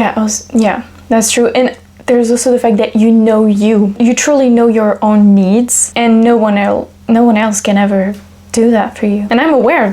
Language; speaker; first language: English; non-native, fluent; French